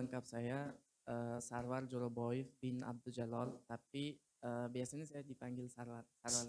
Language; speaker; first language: Indonesian; non-native, fluent; Uzbek